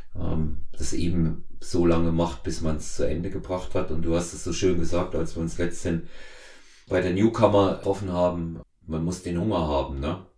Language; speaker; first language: German; native; German